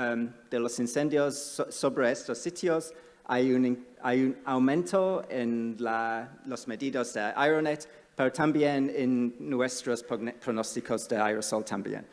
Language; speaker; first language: Spanish; non-native, fluent; English